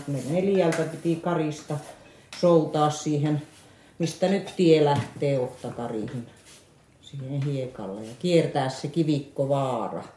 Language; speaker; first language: Finnish; native; Finnish